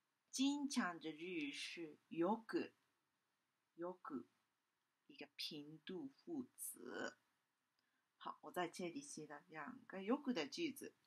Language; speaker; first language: Chinese; non-native, fluent; Japanese